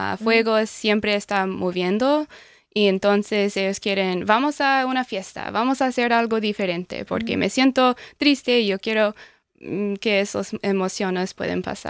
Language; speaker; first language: Spanish; non-native, learner; English